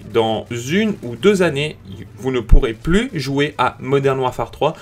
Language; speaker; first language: French; native; French